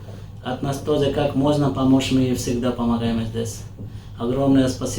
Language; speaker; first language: Russian; non-native, learner; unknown